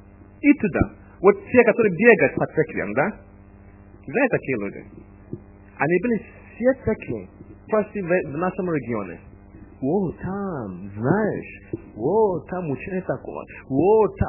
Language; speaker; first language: Russian; non-native, fluent; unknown